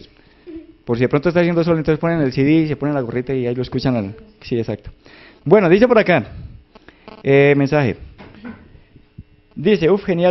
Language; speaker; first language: Spanish; native; Spanish